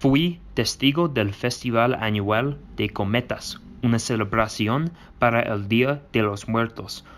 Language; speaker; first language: Spanish; non-native, learner; English